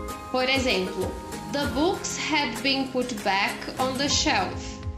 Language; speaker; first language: English; non-native, fluent; Portuguese